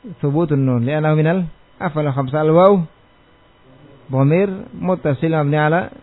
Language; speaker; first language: Arabic; non-native, fluent; Indonesian